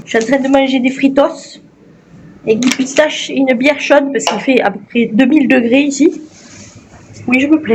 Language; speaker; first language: French; native; French